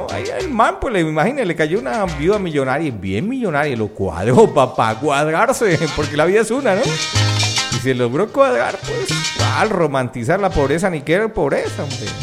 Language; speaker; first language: Spanish; native; Spanish